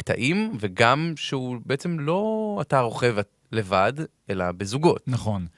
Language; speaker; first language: Hebrew; native; Hebrew